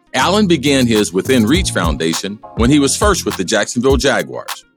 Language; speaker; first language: English; native; English